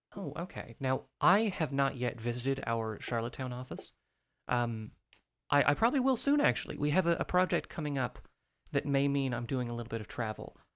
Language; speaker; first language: English; native; English